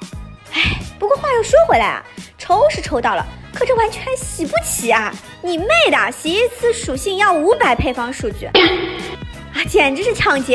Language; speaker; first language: Chinese; native; Chinese